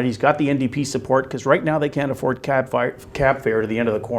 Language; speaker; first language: English; native; English